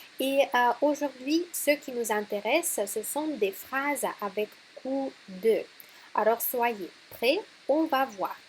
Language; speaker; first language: French; non-native, fluent; Russian